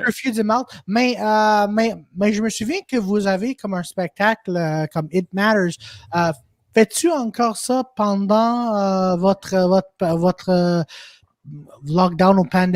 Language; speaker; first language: French; non-native, local second language; English